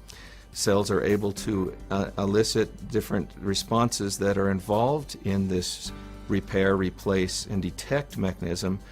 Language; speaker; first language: English; native; English